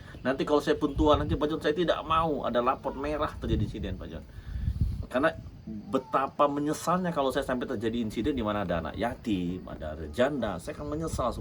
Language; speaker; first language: Indonesian; native; Indonesian